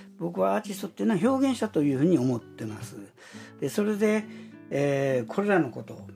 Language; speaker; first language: Japanese; native; Japanese